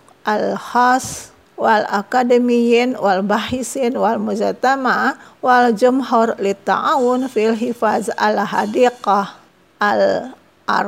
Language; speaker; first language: Arabic; non-native, fluent; Indonesian